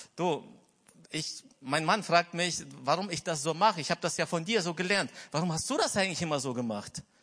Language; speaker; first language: German; native; German